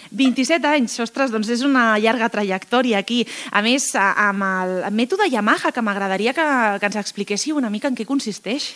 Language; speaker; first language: Catalan; native; Catalan